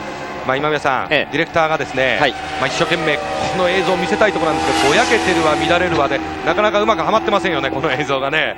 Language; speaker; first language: Japanese; native; Japanese